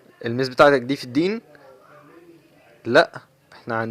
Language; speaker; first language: Arabic; native; Arabic